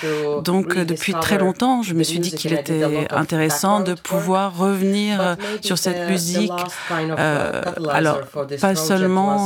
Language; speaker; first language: French; non-native, fluent; Ukrainian